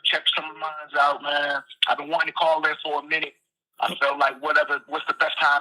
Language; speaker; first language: English; native; English